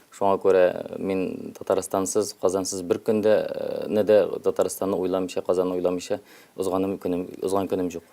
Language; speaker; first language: Tatar; early bilingual, heritage; Tatar